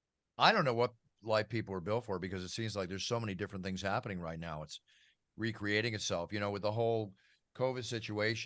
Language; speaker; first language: English; native; English